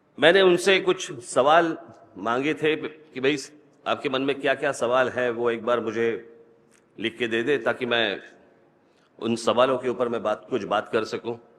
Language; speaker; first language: Hindi; non-native, local second language; Marathi